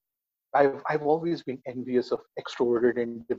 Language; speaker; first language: English; non-native, local second language; Hindi